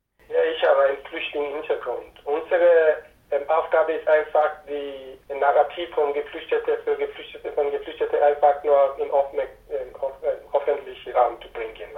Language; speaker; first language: German; non-native, fluent; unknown